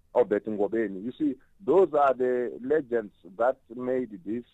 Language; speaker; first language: English; non-native, local second language; Tsonga